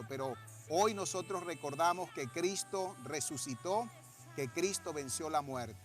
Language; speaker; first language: Spanish; native; Spanish